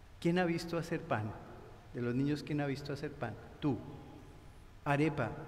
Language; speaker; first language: Spanish; native; Spanish